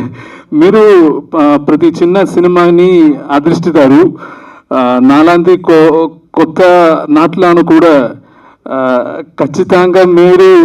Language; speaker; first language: Telugu; non-native, learner; Malayalam